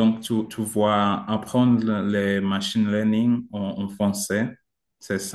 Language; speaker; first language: French; non-native, learner; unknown